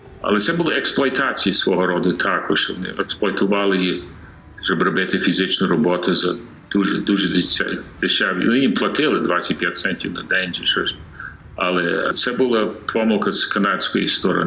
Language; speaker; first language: Ukrainian; early bilingual, heritage; English